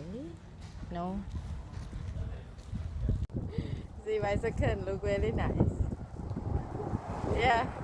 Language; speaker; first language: English; non-native, learner; Thai